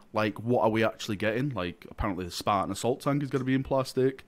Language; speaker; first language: English; native; English